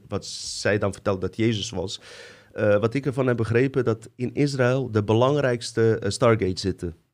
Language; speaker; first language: Dutch; early bilingual, other home language; Bosnian